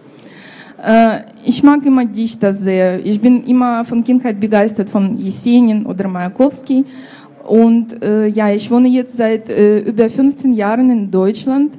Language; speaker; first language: German; non-native, fluent; Russian